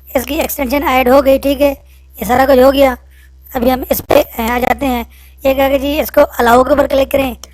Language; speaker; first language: Urdu; non-native, local second language; Punjabi